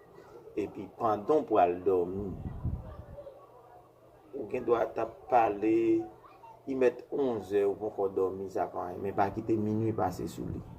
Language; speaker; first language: French; non-native, learner; Haitian Creole